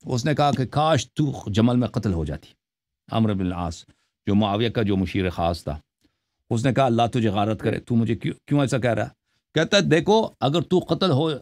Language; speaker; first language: Urdu; non-native, local second language; Punjabi